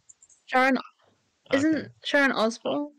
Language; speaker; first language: English; native; English